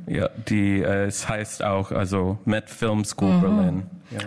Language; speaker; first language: German; non-native, fluent; English